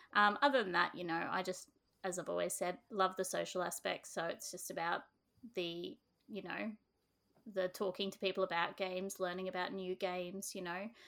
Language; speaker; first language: English; native; English